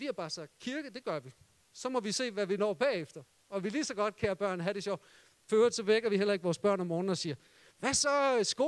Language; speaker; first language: Danish; native; Danish